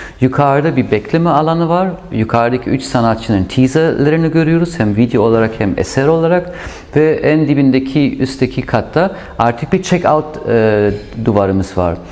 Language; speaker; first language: Turkish; non-native, fluent; German